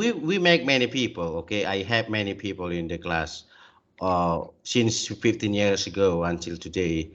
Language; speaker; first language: English; non-native, learner; Indonesian